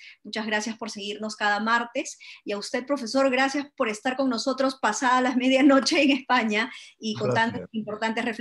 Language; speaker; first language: Spanish; native; Spanish